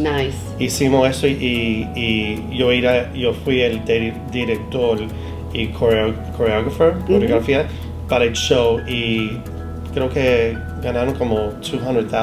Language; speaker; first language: Spanish; early bilingual, heritage; Spanish